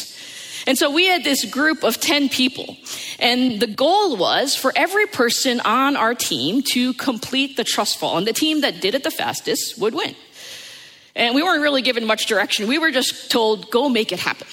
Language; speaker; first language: English; native; English